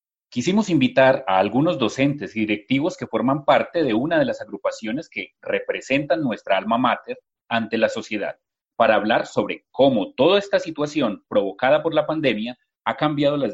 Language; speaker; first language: Spanish; native; Spanish